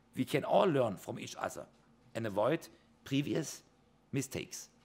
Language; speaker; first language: English; non-native, fluent; German